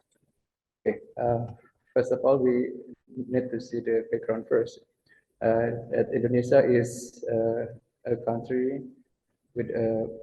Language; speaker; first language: English; non-native, fluent; Banjar